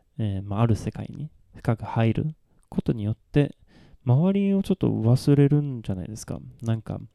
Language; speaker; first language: Japanese; non-native, fluent; Swedish